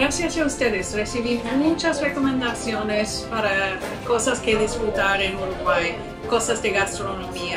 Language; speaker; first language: Spanish; non-native, fluent; English